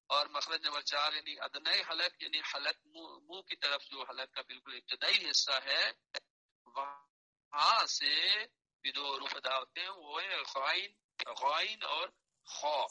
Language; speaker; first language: Urdu; non-native, local second language; Punjabi